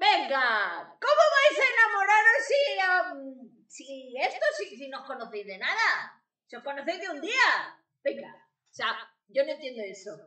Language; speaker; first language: Spanish; native; Spanish